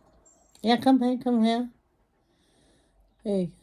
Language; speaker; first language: German; non-native, learner; Indonesian